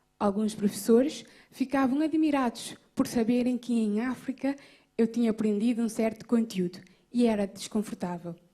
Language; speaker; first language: Portuguese; non-native, local second language; Kabuverdianu